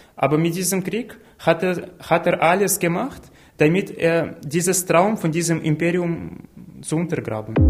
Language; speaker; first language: German; non-native, fluent; Ukrainian